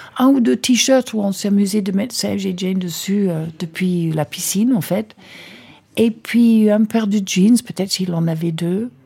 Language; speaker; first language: French; non-native, fluent; English